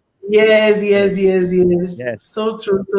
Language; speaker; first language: English; non-native, fluent; Portuguese